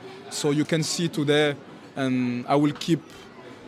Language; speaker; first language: English; non-native, fluent; French